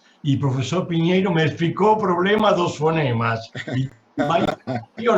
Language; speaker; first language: Portuguese; non-native, learner; Spanish